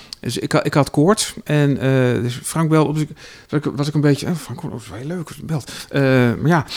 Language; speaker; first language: Dutch; native; Dutch